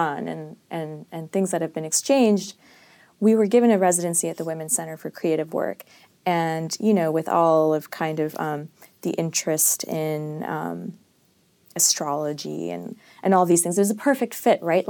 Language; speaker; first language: English; non-native, local second language; Urdu